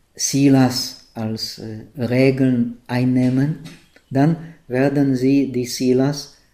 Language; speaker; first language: German; non-native, fluent; Czech